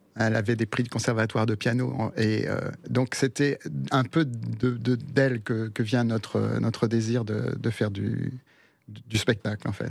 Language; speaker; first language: French; early bilingual, other home language; Spanish